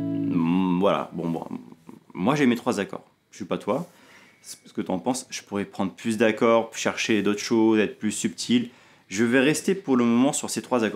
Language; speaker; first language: French; native; French